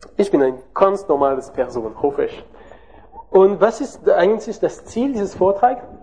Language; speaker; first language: German; non-native, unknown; French